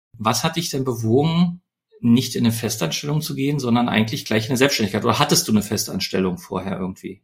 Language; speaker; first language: German; native; German